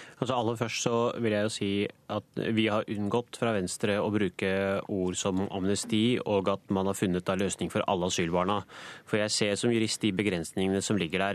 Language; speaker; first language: Norwegian; native; Norwegian